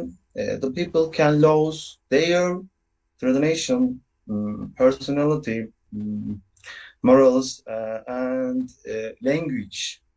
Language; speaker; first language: English; non-native, learner; Turkish